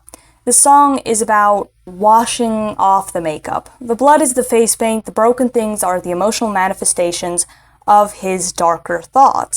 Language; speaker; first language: English; native; English